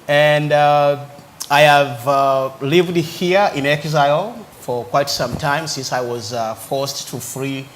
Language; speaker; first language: English; non-native, local second language; Ganda